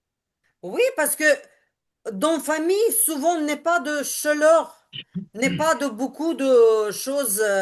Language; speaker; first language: French; non-native, learner; Ukrainian